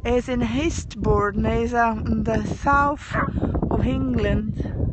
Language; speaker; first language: English; non-native, fluent; Italian